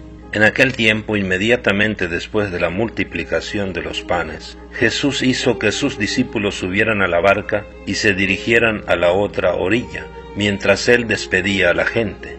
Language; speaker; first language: Spanish; native; Spanish